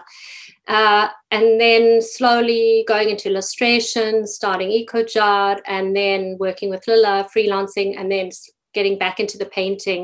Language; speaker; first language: English; native; English